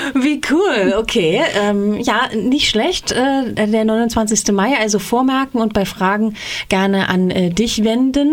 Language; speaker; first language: German; native; German